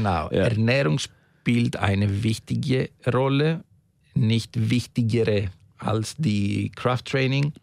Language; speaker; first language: German; non-native, fluent; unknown